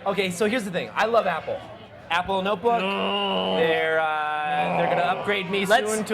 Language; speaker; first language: English; native; English